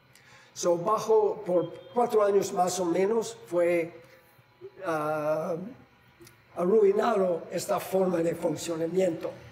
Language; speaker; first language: Spanish; non-native, fluent; English